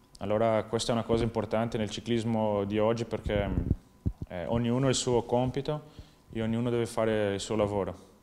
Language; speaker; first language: Italian; non-native, fluent; Portuguese